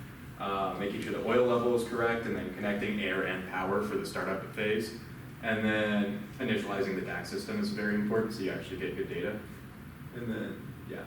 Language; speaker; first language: English; native; English